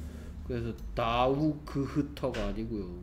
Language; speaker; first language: Korean; native; Korean